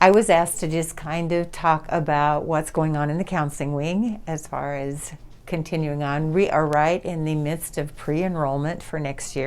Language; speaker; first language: English; native; English